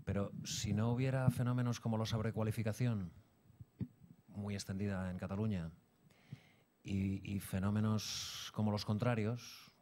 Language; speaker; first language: Spanish; non-native, local second language; Catalan